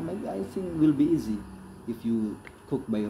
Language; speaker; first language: English; non-native, learner; Indonesian